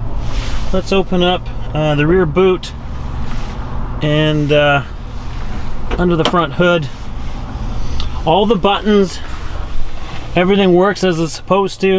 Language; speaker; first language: English; native; English